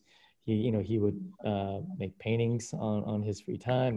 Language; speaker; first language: English; early bilingual, other home language; Japanese